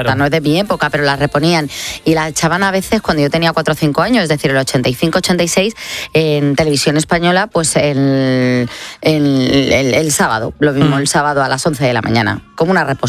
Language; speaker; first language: Spanish; native; Spanish